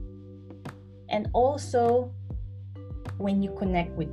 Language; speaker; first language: English; non-native, local second language; Filipino